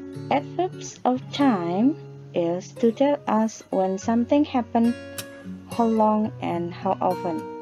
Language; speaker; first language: English; non-native, fluent; Indonesian